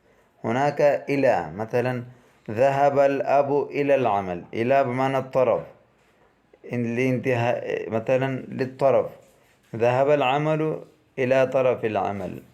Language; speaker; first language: Arabic; non-native, fluent; Urdu